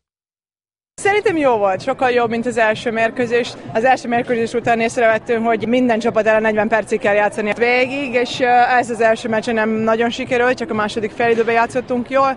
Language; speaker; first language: Hungarian; non-native, fluent; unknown